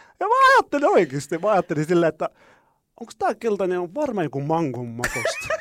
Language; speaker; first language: Finnish; non-native, fluent; Arabic